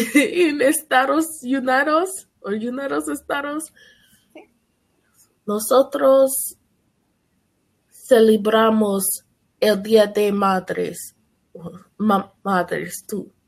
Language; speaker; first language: Spanish; non-native, learner; English